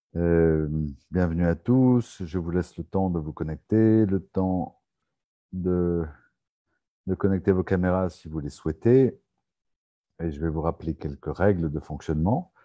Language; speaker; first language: French; native; French